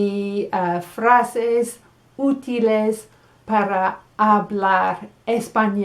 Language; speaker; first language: Spanish; non-native, fluent; English